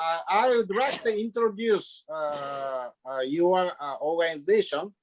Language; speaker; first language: English; non-native, learner; Japanese